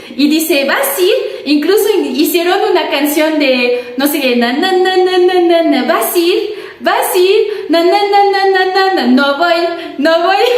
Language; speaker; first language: Spanish; non-native, fluent; French